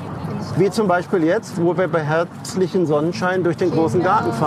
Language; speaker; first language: German; native; German